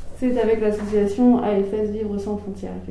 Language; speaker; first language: French; native; French